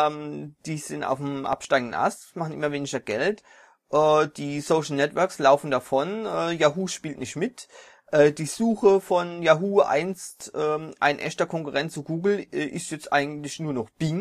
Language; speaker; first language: German; native; German